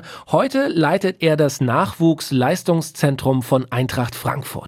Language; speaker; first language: German; native; German